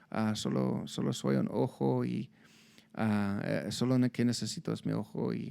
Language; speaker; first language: Spanish; non-native, fluent; English